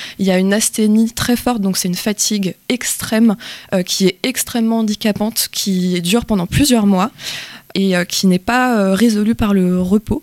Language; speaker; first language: French; native; French